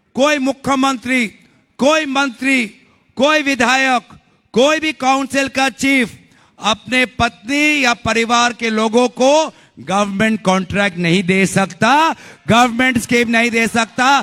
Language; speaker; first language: Hindi; non-native, local second language; Assamese